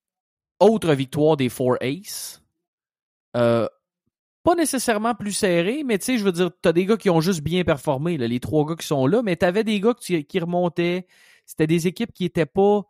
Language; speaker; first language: French; native; French